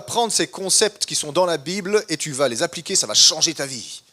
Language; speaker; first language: French; native; French